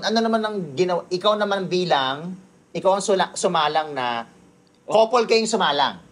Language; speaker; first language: Filipino; native; Filipino